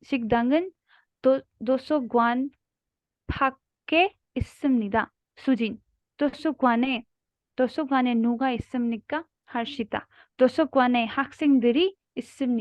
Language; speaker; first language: Korean; non-native, learner; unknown